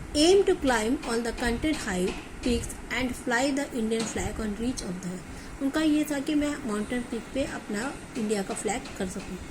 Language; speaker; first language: Hindi; native; Hindi